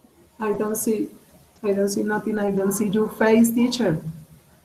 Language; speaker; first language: English; non-native, learner; Spanish